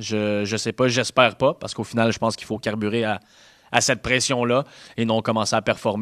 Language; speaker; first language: French; native; French